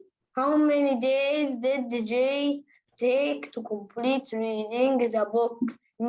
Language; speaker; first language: English; non-native, learner; Arabic